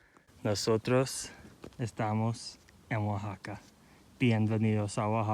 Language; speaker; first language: Spanish; non-native, learner; English